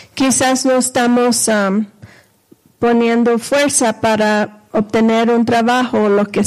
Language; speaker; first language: Spanish; non-native, fluent; English